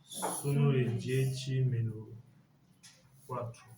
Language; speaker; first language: Italian; non-native, learner; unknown